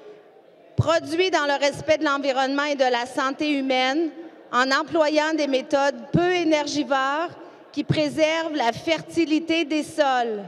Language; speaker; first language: French; native; French